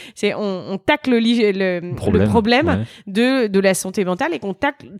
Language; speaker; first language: French; native; French